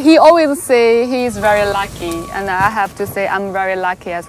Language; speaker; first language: English; non-native, learner; Chinese